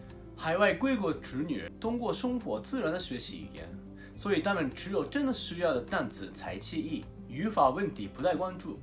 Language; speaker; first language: Chinese; non-native, fluent; Japanese